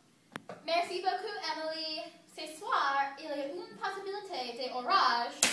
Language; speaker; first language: French; non-native, learner; English